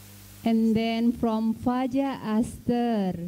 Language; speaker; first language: English; non-native, learner; Indonesian